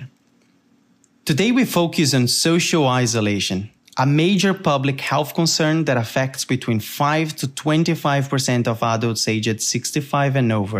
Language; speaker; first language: English; non-native, fluent; Portuguese